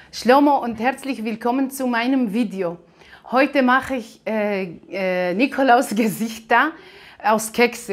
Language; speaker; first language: German; non-native, fluent; Aramaic